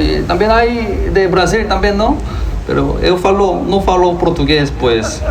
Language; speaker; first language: Spanish; non-native, fluent; Korean